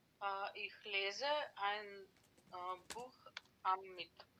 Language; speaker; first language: German; non-native, learner; Macedonian